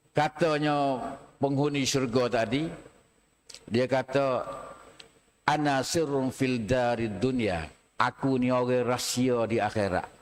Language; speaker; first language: Malay; native; Malay